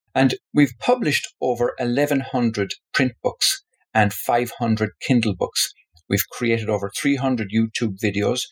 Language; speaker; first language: English; native; English